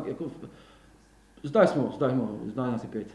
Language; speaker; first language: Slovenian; non-native, learner; Slovak